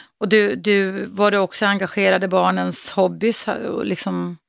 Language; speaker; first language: Swedish; native; Swedish